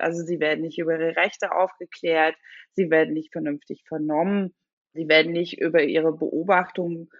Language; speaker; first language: German; native; German